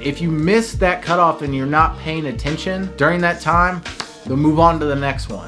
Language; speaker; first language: English; native; English